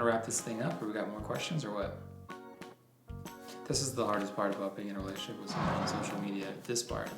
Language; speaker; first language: English; native; English